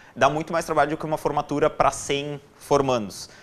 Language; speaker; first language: Portuguese; native; Portuguese